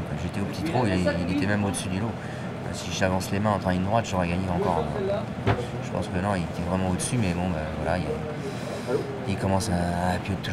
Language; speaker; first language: French; native; French